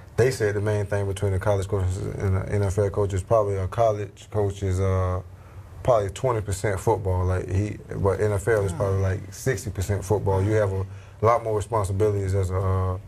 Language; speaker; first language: English; native; English